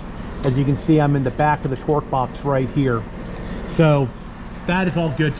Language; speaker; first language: English; native; English